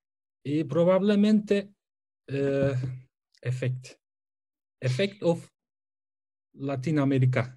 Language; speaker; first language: Spanish; non-native, learner; Turkish